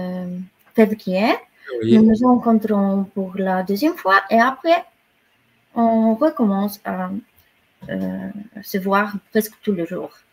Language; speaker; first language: French; non-native, fluent; Polish